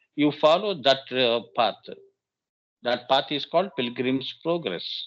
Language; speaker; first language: English; non-native, local second language; Telugu